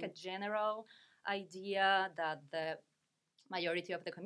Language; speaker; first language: English; non-native, fluent; Spanish